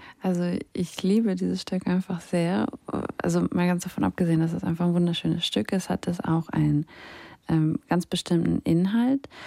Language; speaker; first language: German; early bilingual, other home language; Russian